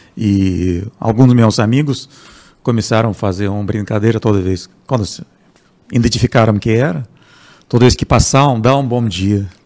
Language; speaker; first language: Portuguese; non-native, fluent; Russian